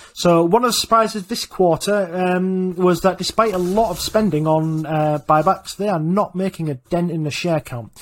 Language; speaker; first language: English; native; English